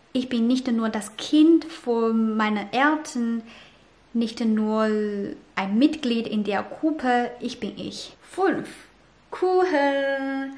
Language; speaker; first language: German; non-native, fluent; Chinese